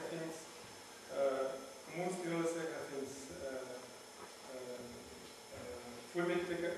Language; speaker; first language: Swedish; non-native, learner; German